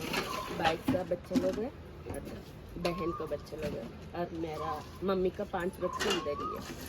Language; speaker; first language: Hindi; non-native, local second language; Tamil